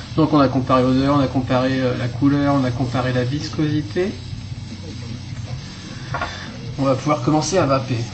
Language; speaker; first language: French; native; French